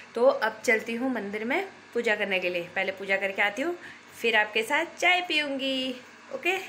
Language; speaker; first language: Hindi; native; Hindi